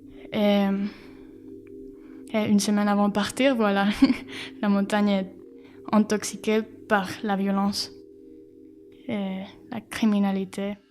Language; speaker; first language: French; non-native, fluent; Spanish